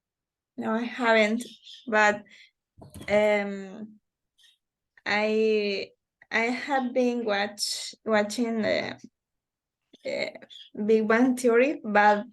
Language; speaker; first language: English; non-native, learner; Spanish